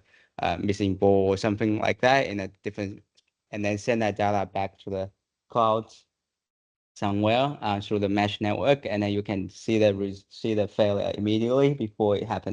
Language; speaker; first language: English; non-native, fluent; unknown